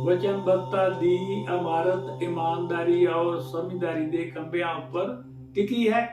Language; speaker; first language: Hindi; non-native, local second language; Punjabi